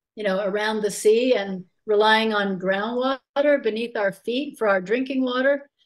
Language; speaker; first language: English; native; English